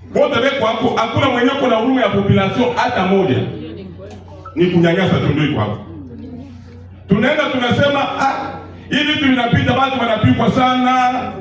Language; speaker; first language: Swahili; native; Swahili